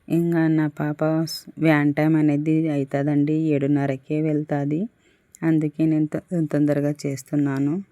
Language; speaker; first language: Telugu; non-native, local second language; Urdu